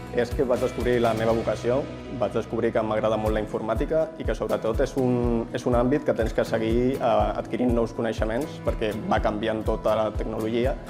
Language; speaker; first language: Catalan; non-native, local second language; Spanish